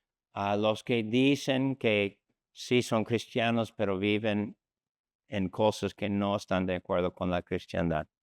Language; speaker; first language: Spanish; non-native, fluent; English